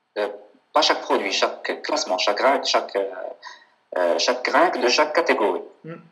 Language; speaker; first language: French; non-native, local second language; Arabic